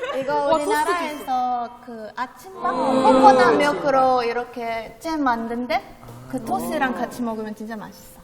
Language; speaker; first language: Korean; non-native, fluent; Burmese